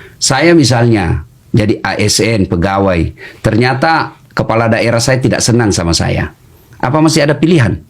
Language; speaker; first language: Indonesian; non-native, local second language; Buginese